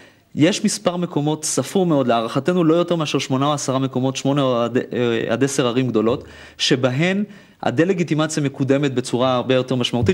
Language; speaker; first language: Hebrew; native; Hebrew